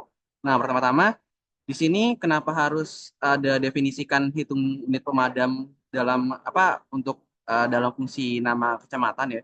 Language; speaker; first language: Indonesian; native; Indonesian